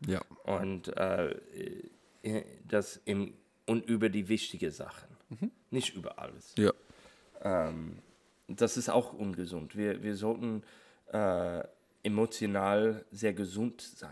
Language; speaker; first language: German; non-native, fluent; English